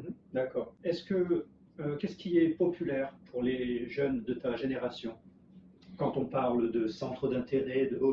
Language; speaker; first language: French; native; French